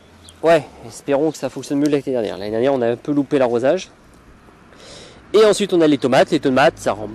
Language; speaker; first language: French; native; French